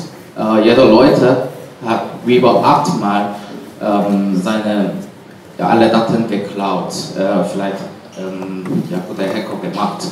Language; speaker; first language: German; non-native, learner; Korean